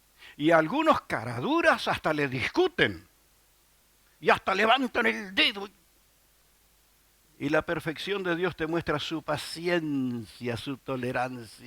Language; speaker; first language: Spanish; native; Spanish